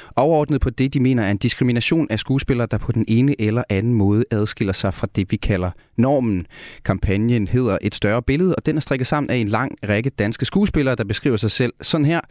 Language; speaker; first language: Danish; native; Danish